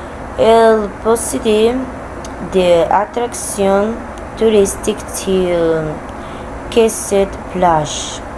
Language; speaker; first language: French; non-native, learner; Spanish